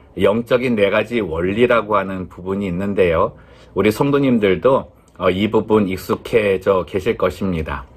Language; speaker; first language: Korean; native; Korean